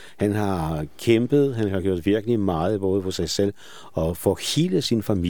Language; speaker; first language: Danish; non-native, fluent; Polish